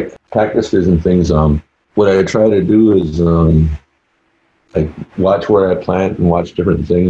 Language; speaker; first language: English; native; English